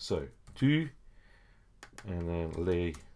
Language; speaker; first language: French; non-native, fluent; English